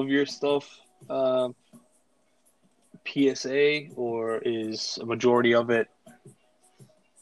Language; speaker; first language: English; native; English